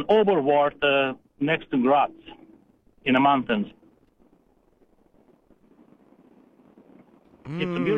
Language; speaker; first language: English; non-native, fluent; Romanian